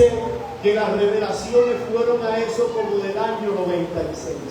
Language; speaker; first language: Spanish; native; Spanish